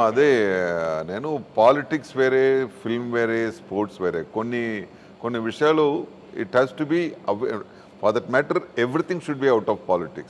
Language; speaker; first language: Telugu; non-native, fluent; Tamil